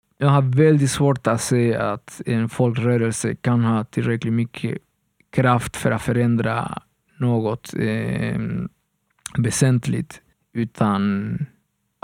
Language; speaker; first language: Swedish; non-native, fluent; Spanish